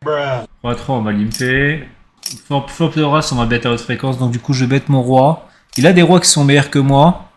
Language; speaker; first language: French; native; French